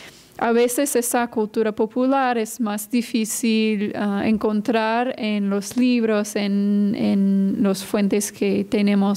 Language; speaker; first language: Spanish; non-native, fluent; English